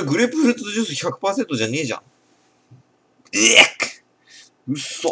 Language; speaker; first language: Japanese; native; Japanese